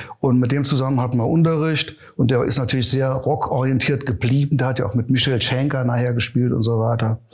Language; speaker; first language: German; native; German